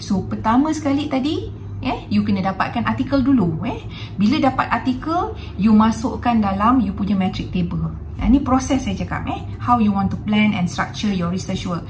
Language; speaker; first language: English; non-native, local second language; Malay